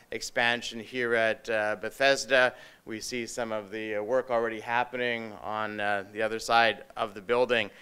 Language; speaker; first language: English; native; English